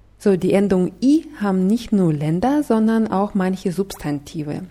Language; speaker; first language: German; non-native, fluent; Russian